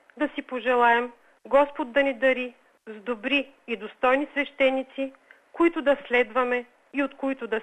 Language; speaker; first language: Bulgarian; native; Bulgarian